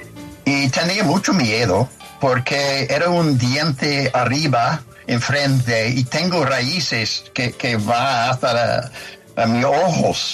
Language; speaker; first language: Spanish; non-native, fluent; English